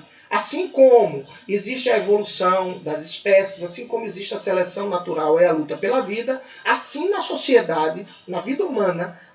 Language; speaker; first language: Portuguese; native; Portuguese